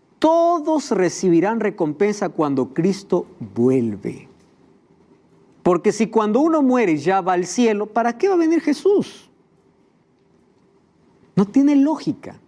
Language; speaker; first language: Spanish; native; Spanish